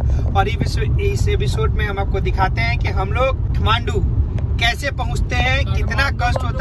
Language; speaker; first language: Hindi; native; Hindi